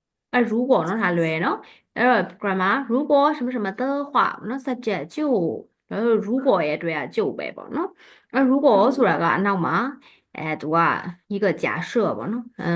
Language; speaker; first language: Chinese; non-native, fluent; Burmese